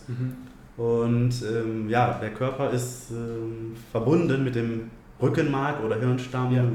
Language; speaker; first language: German; native; German